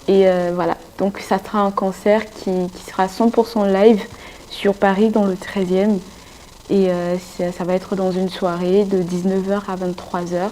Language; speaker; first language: French; non-native, local second language; Sango